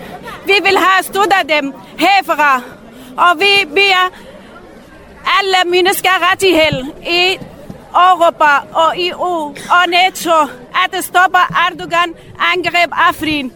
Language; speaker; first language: Danish; non-native, learner; Kurdish